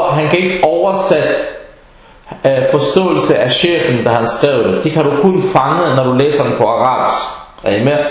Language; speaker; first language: Danish; early bilingual, other home language; Arabic